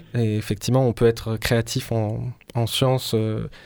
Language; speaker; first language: French; native; French